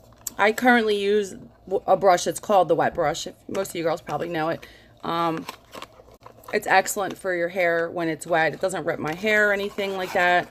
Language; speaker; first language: English; native; English